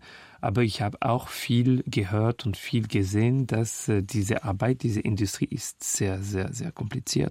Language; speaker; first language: German; non-native, fluent; French